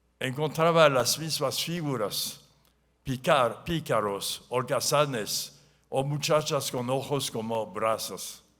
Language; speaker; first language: Spanish; non-native, learner; French